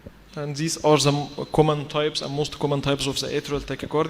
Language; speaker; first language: English; non-native, fluent; Arabic